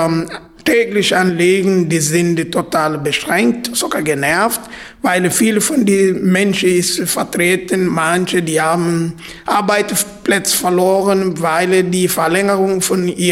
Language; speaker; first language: German; non-native, fluent; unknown